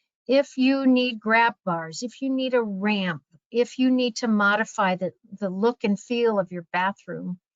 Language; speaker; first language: English; native; English